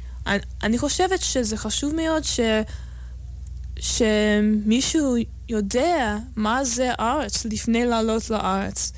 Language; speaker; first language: Hebrew; non-native, fluent; English